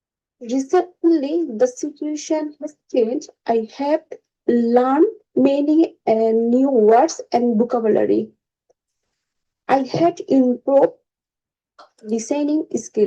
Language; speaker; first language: English; non-native, learner; Bangla